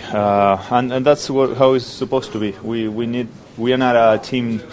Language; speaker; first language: English; non-native, fluent; Spanish